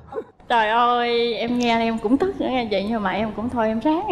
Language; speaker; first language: Vietnamese; native; Vietnamese